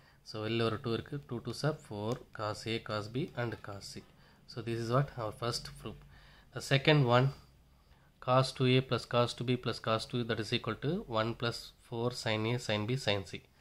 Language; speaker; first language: English; non-native, local second language; Tamil